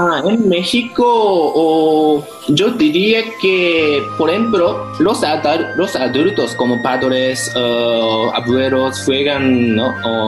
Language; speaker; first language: Spanish; non-native, fluent; Japanese